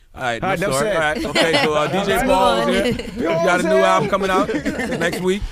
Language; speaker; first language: English; native; English